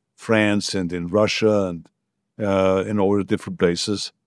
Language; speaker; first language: English; non-native, fluent; German